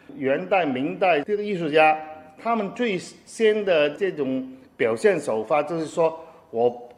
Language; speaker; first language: Chinese; non-native, fluent; Cantonese